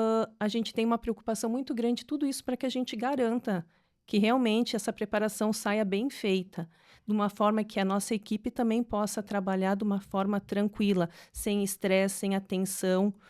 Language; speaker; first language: Portuguese; native; Portuguese